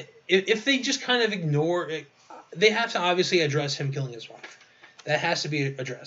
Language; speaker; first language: English; native; English